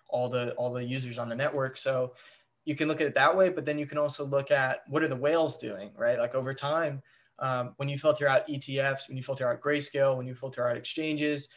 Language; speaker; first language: English; native; English